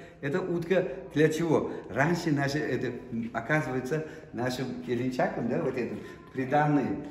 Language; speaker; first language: Russian; non-native, local second language; Uzbek